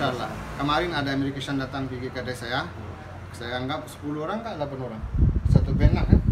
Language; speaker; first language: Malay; non-native, learner; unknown